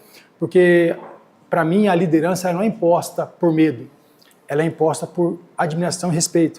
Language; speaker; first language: Portuguese; native; Portuguese